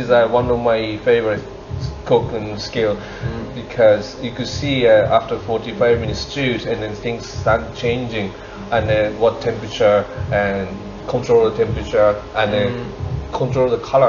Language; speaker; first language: English; non-native, learner; Japanese